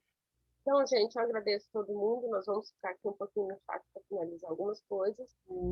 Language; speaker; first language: Portuguese; non-native, learner; Spanish